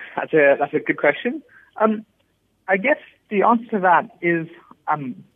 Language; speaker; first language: English; native; English